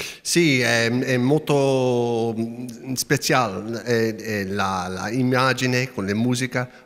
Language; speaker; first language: Italian; non-native, learner; English